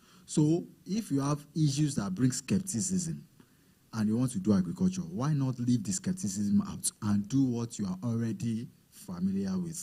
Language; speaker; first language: English; non-native, local second language; Yoruba